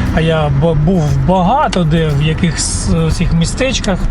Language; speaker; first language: Ukrainian; non-native, local second language; Russian